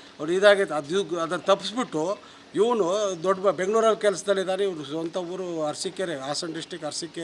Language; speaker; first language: Kannada; non-native, local second language; Lambadi